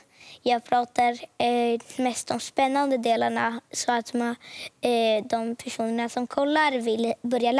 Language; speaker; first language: Swedish; early bilingual, other home language; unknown